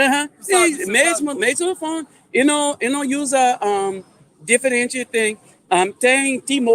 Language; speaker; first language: Portuguese; non-native, learner; English